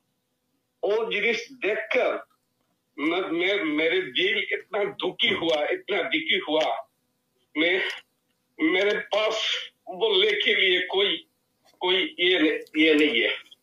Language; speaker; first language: Hindi; non-native, learner; Bangla